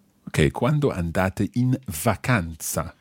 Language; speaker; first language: Italian; non-native, fluent; English